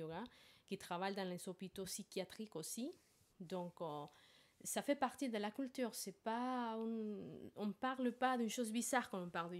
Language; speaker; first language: French; non-native, fluent; Spanish